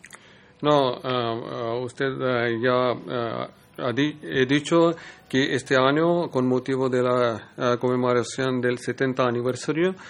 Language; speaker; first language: Spanish; non-native, learner; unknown